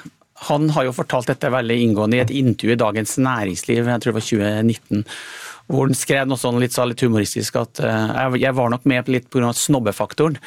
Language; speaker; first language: Norwegian; native; Norwegian